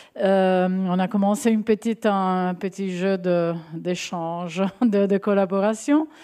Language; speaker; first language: French; non-native, fluent; Italian